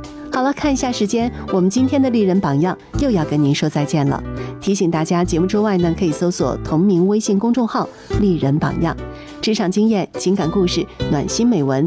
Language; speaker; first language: Chinese; native; Chinese